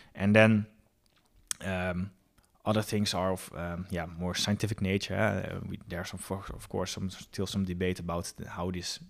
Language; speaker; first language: English; non-native, fluent; Dutch